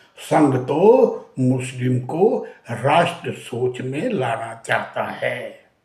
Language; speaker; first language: Hindi; native; Hindi